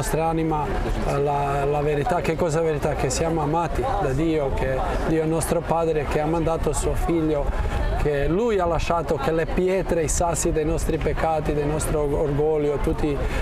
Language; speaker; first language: Italian; non-native, fluent; Croatian